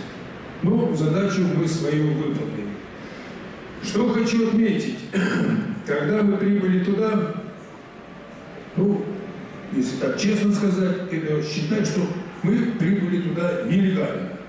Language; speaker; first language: Russian; native; Russian